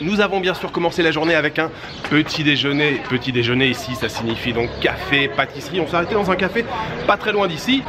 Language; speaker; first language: French; native; French